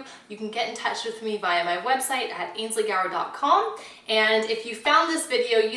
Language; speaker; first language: English; native; English